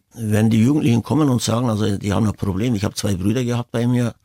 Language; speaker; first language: German; early bilingual, other home language; Turkish